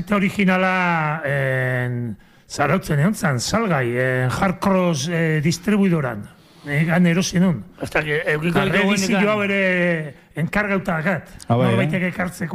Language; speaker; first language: Basque; native; Basque